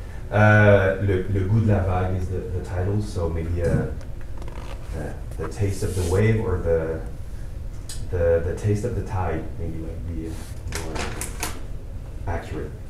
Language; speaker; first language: English; non-native, local second language; French